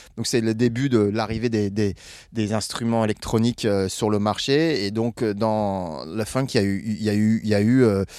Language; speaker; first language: French; non-native, fluent; English